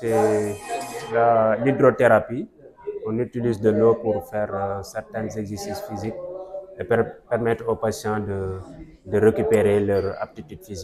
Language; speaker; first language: French; non-native, local second language; Wolof